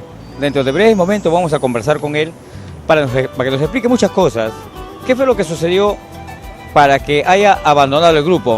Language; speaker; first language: Spanish; native; Spanish